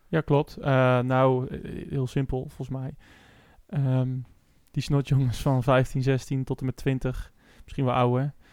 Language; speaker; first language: Dutch; native; Dutch